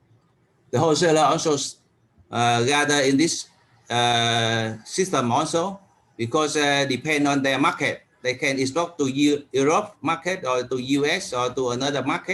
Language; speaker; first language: English; non-native, learner; Vietnamese